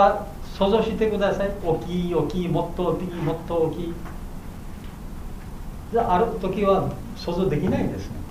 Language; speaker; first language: Japanese; non-native, learner; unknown